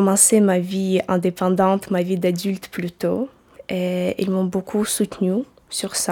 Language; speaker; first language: French; non-native, fluent; Ukrainian